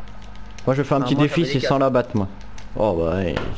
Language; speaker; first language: French; native; French